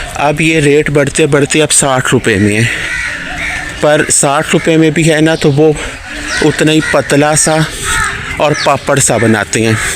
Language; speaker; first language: Urdu; non-native, local second language; Punjabi